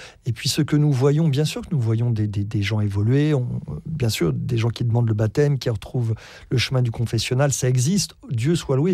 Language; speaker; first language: French; native; French